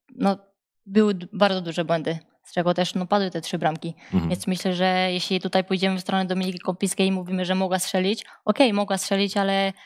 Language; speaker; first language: Polish; non-native, fluent; Serbian